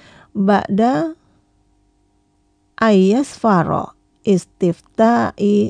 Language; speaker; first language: Arabic; non-native, fluent; Indonesian